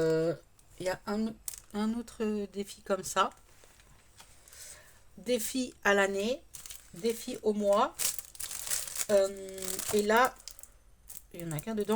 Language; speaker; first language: French; native; French